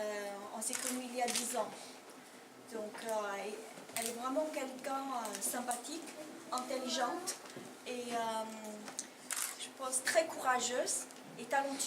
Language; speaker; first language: French; non-native, learner; Chinese